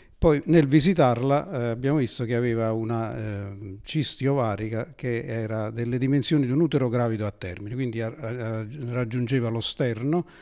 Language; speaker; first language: Italian; native; Italian